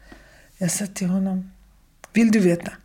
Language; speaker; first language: Swedish; non-native, fluent; Kurdish